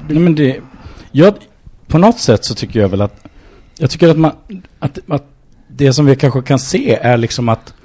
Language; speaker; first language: Swedish; early bilingual, other home language; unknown